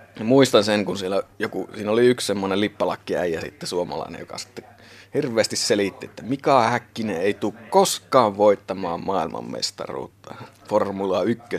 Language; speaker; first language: Finnish; native; Finnish